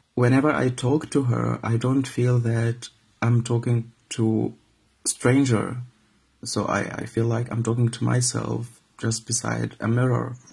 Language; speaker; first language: English; non-native, fluent; Arabic